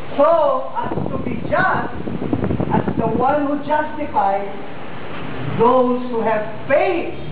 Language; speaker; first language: English; non-native, local second language; Filipino